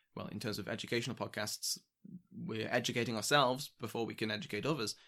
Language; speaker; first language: English; native; English